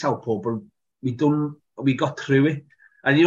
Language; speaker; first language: English; native; English